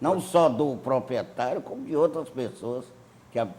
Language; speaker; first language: Portuguese; native; Portuguese